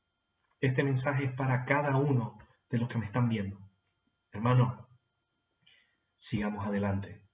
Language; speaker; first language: Spanish; native; Spanish